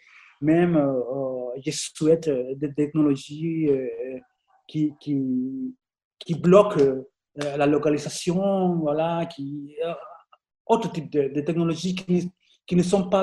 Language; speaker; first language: French; non-native, fluent; Spanish